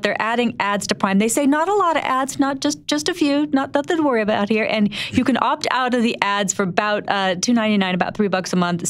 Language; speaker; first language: English; native; English